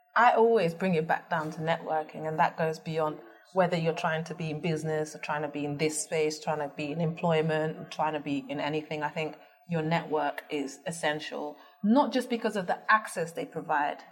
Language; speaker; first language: English; early bilingual, other home language; Dutch